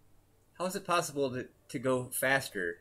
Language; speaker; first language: English; native; English